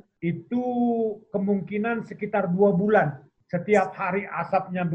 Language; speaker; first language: Indonesian; native; Indonesian